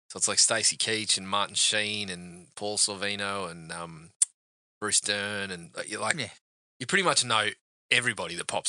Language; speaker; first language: English; native; English